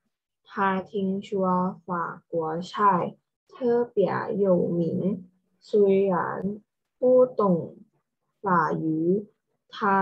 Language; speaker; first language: Chinese; non-native, learner; Thai